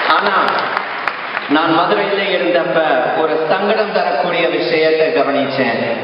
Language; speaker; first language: Tamil; non-native, fluent; English